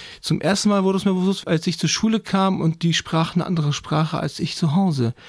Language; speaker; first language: German; early bilingual, other home language; Turkish